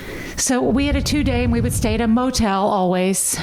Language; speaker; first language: English; native; English